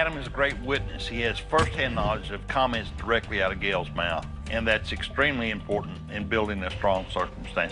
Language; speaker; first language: English; native; English